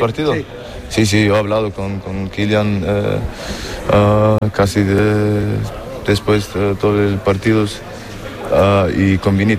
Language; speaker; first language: Spanish; non-native, fluent; German